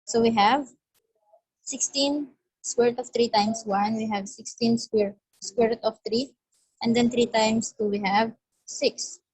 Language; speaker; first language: English; non-native, local second language; Filipino